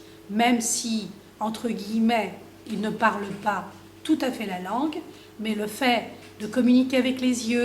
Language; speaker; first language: French; non-native, fluent; Greek